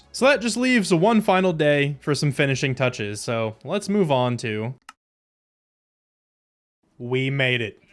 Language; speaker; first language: English; native; English